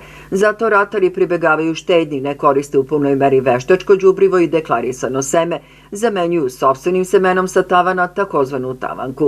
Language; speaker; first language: Serbian; native; Serbian